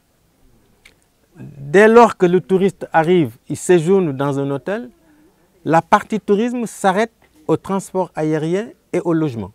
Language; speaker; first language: French; non-native, local second language; Wolof